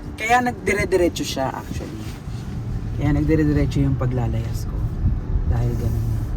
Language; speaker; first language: Filipino; native; Filipino